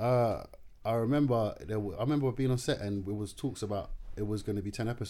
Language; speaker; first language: English; non-native, local second language; Arabic